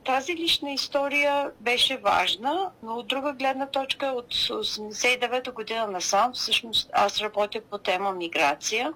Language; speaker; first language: Bulgarian; non-native, local second language; Turkish